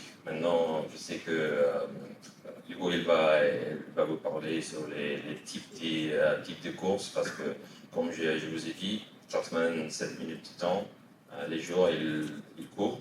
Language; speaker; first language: French; non-native, fluent; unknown